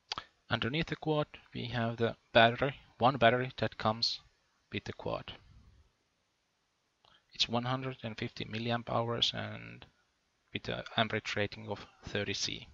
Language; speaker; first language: English; non-native, fluent; Finnish